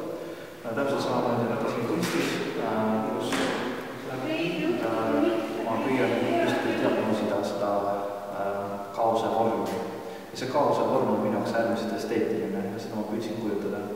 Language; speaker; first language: Estonian; native; Estonian